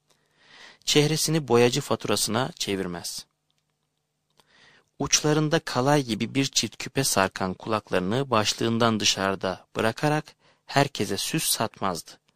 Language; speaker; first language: Turkish; native; Turkish